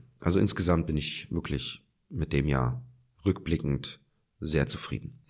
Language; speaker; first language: German; native; German